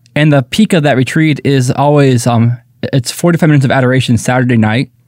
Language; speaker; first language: English; native; English